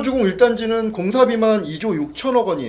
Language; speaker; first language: Korean; native; Korean